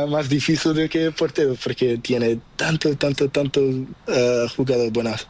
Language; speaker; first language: Spanish; non-native, learner; Portuguese